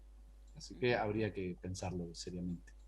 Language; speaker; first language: Spanish; native; Spanish